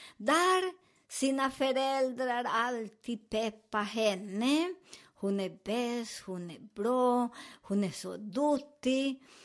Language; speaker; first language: Swedish; non-native, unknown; Spanish